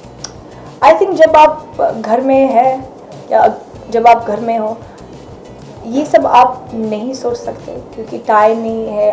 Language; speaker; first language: Hindi; non-native, fluent; English